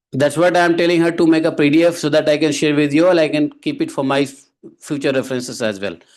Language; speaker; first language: English; non-native, local second language; Hindi